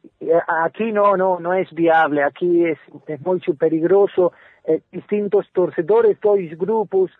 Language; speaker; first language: Portuguese; non-native, learner; Spanish